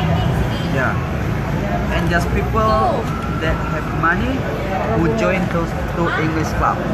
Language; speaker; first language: English; non-native, learner; Indonesian